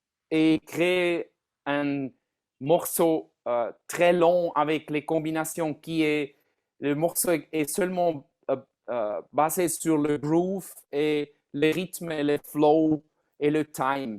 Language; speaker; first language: French; non-native, learner; German